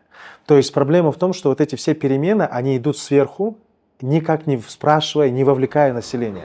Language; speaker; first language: Russian; native; Russian